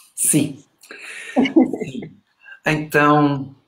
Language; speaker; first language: Portuguese; non-native, fluent; German